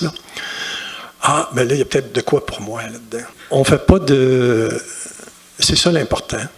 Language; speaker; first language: French; native; French